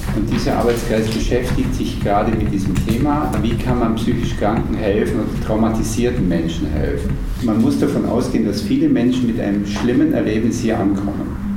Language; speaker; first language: German; native; German